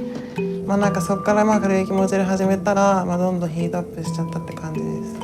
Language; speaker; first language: Japanese; native; Japanese